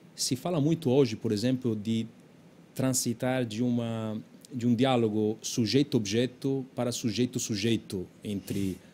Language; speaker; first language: Portuguese; non-native, fluent; Italian